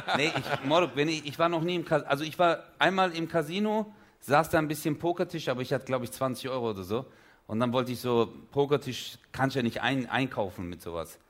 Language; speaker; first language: German; early bilingual, other home language; Turkish